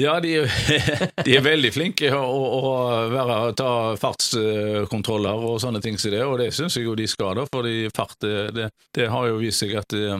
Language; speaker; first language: Norwegian; native; Norwegian